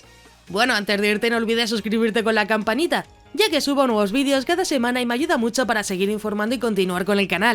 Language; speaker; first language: Spanish; native; Spanish